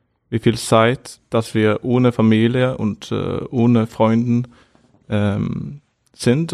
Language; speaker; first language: German; non-native, fluent; Norwegian